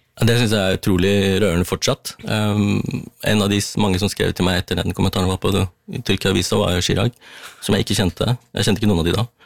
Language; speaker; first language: Norwegian; early bilingual, other home language; Tamil